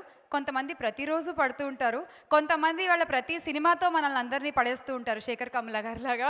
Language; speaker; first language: Telugu; native; Telugu